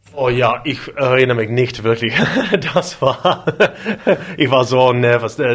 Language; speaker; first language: German; non-native, learner; Czech